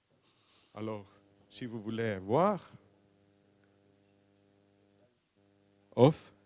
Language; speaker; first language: French; non-native, learner; Greek